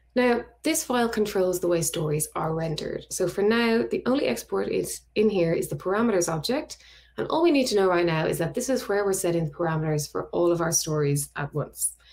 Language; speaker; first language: English; native; English